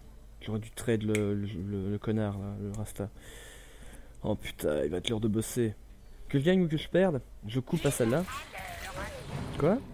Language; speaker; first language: French; native; French